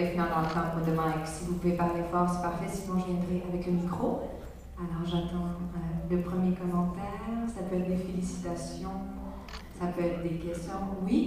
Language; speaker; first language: French; native; French